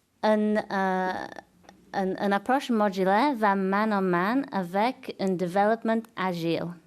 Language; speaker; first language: French; non-native, fluent; English